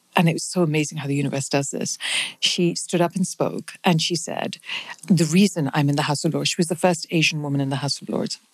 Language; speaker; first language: English; non-native, local second language; Punjabi